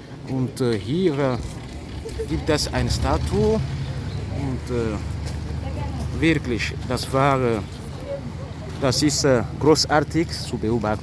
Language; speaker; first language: German; non-native, fluent; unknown